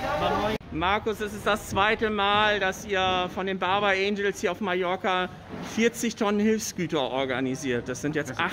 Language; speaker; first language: German; native; German